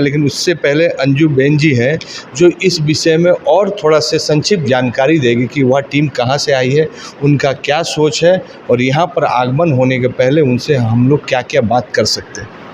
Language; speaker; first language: Hindi; native; Hindi